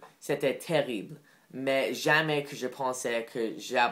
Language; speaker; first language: French; non-native, learner; English